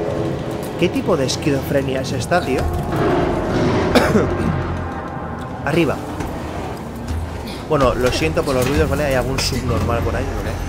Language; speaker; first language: Spanish; native; Spanish